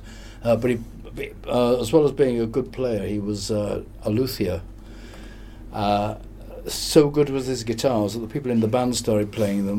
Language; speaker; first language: English; native; English